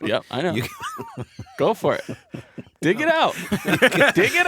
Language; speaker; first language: English; native; English